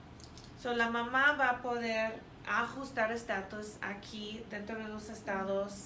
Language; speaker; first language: Spanish; non-native, fluent; English